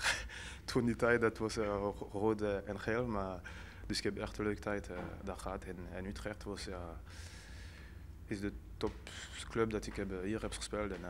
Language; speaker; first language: Dutch; non-native, fluent; French